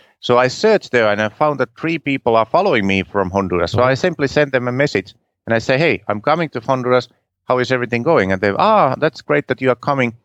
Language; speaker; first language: English; non-native, fluent; Finnish